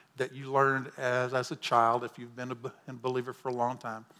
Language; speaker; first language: English; native; English